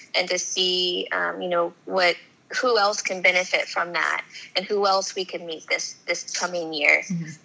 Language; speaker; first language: English; native; English